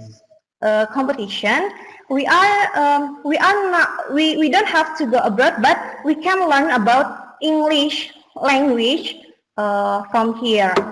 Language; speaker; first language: English; non-native, learner; Indonesian